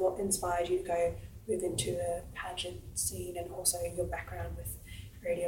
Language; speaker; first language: English; native; English